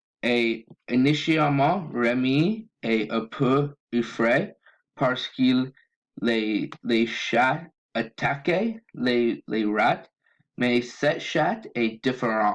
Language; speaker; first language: French; non-native, learner; English